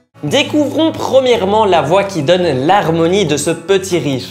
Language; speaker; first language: French; native; French